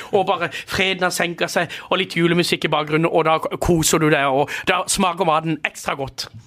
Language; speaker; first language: Norwegian; native; Norwegian